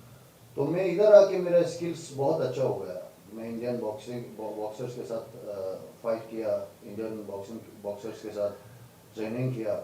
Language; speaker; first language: Hindi; non-native, fluent; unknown